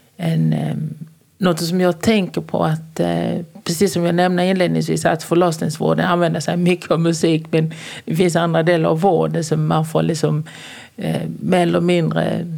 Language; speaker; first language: Swedish; native; Swedish